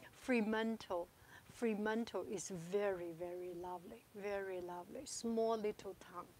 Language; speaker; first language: English; non-native, fluent; Chinese